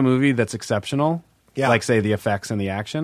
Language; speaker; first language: English; native; English